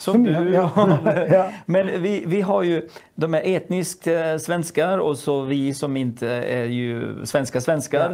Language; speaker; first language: Swedish; non-native, fluent; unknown